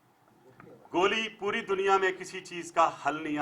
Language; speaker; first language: Urdu; native; Urdu